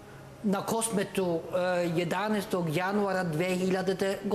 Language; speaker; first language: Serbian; non-native, learner; Norwegian